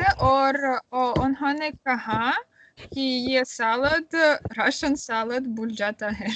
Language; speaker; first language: Hindi; non-native, learner; Russian